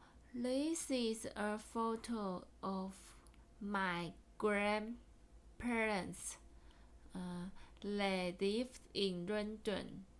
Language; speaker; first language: English; non-native, learner; Chinese